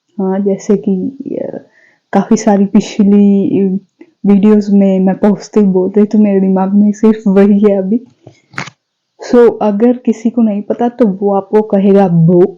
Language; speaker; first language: Hindi; non-native, local second language; Punjabi